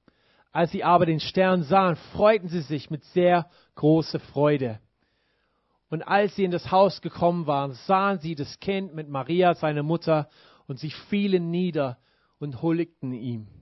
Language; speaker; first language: German; non-native, fluent; English